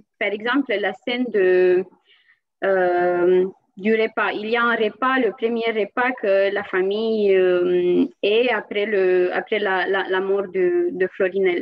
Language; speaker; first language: French; non-native, fluent; Romanian